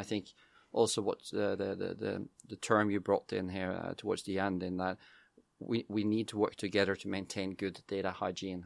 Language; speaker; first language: English; non-native, fluent; Norwegian